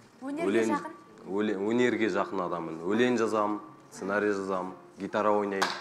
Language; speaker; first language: Kazakh; native; Kazakh